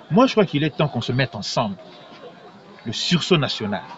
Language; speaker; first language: French; non-native, local second language; Lingala